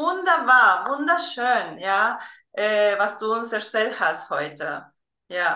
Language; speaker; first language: German; non-native, fluent; Spanish